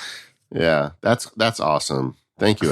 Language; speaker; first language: English; native; English